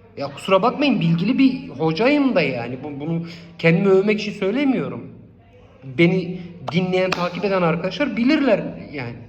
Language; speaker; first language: Turkish; non-native, local second language; Kurdish